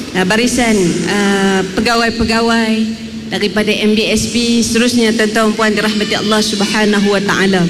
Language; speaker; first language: Malay; native; Malay